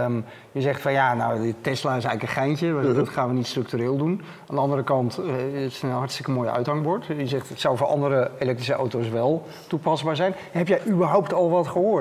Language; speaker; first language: Dutch; native; Dutch